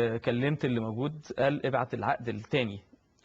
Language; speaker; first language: Arabic; native; Arabic